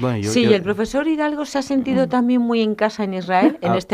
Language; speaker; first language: Spanish; native; Spanish